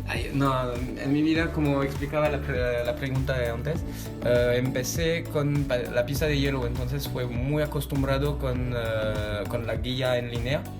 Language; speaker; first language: Spanish; non-native, fluent; French